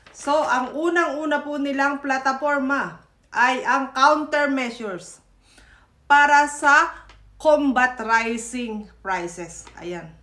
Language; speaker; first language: Filipino; native; Filipino